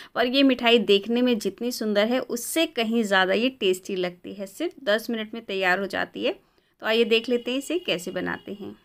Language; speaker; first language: Hindi; native; Hindi